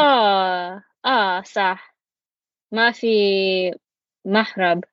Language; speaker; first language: Arabic; non-native, learner; English